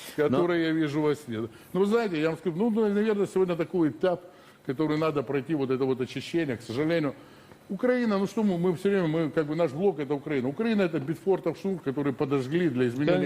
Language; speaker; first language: Russian; native; Russian